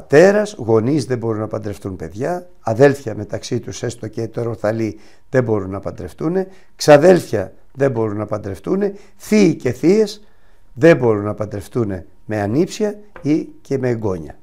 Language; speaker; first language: Greek; native; Greek